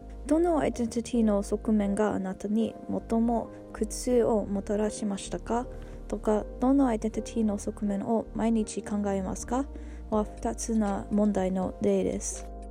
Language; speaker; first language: Japanese; non-native, learner; English